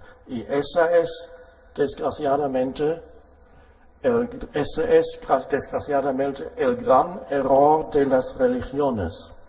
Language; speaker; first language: Spanish; non-native, fluent; German